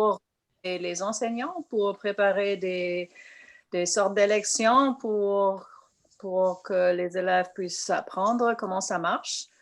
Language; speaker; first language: French; non-native, local second language; English